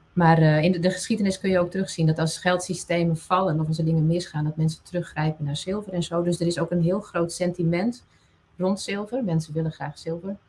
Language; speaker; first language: Dutch; non-native, local second language; Western Frisian